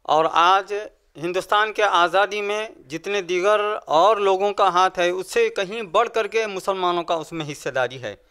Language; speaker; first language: Urdu; native; Urdu